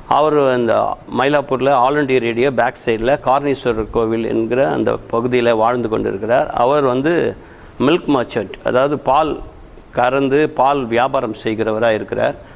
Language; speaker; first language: Tamil; native; Tamil